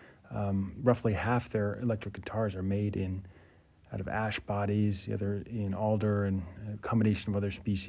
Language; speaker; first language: English; native; English